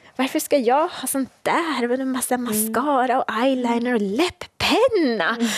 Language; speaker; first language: Swedish; early bilingual, other home language; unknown